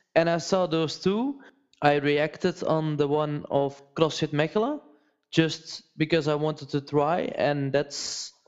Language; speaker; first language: English; non-native, fluent; Dutch